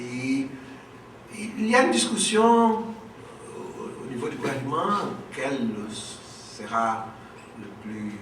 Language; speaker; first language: French; non-native, local second language; Portuguese